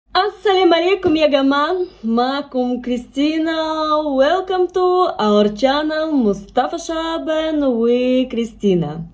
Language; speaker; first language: English; non-native, learner; Russian